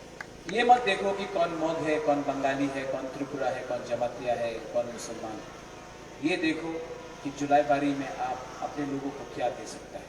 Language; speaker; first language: Hindi; non-native, local second language; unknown